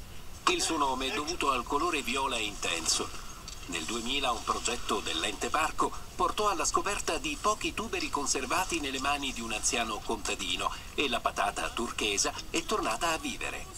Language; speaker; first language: Italian; native; Italian